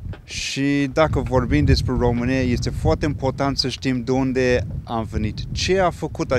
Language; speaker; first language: Romanian; early bilingual, heritage; English